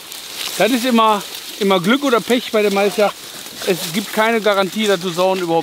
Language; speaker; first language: German; native; German